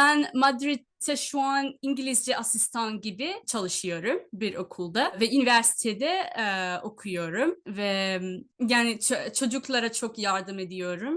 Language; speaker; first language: Turkish; non-native, fluent; Telugu